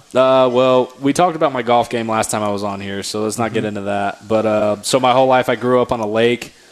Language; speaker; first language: English; native; English